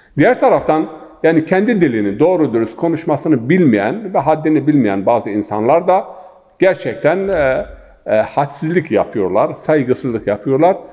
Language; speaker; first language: Turkish; non-native, local second language; Zaza